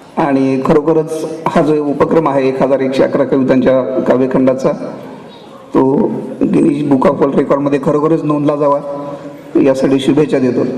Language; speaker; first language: Marathi; native; Marathi